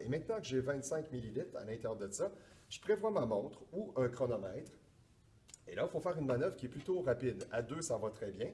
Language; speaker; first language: French; native; French